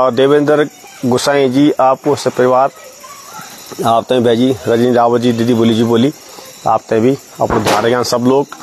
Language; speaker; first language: Hindi; non-native, local second language; Garhwali